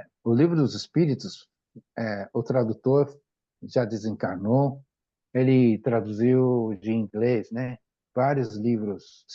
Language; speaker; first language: Portuguese; non-native, fluent; Japanese